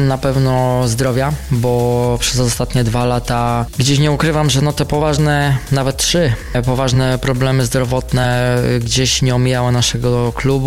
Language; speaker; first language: Polish; native; Polish